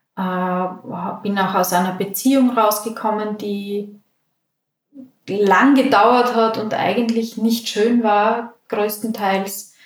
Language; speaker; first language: German; native; German